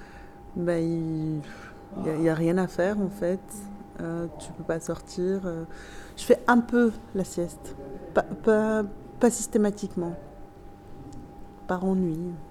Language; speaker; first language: French; non-native, local second language; Arabic